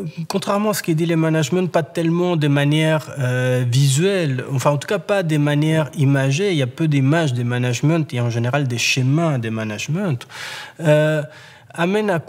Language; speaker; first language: French; native; French